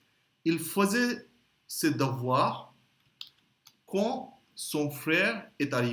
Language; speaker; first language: French; non-native, fluent; Hindi